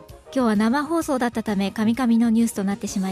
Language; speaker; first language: Japanese; native; Japanese